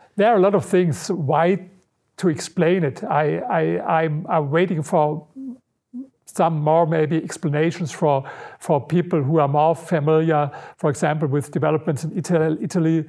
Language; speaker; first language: English; non-native, fluent; German